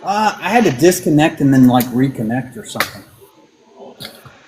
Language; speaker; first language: English; native; English